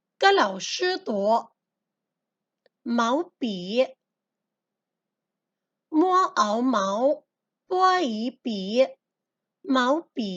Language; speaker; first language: Chinese; non-native, fluent; Thai